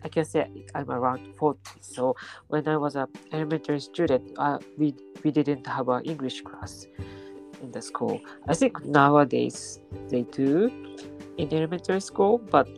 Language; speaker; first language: English; non-native, fluent; Japanese